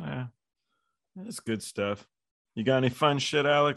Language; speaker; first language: English; native; English